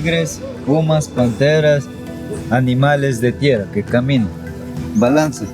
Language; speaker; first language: Spanish; non-native, local second language; Quechua